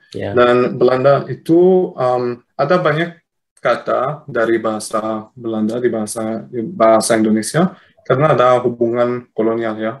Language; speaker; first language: Indonesian; non-native, fluent; English